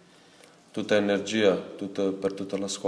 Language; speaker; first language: Italian; non-native, fluent; Serbian